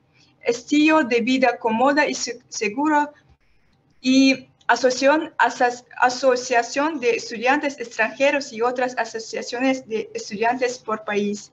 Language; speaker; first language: Spanish; non-native, learner; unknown